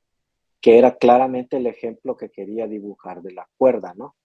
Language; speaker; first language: Spanish; native; Spanish